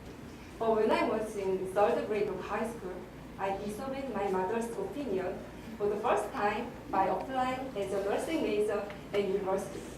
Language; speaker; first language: English; non-native, learner; Korean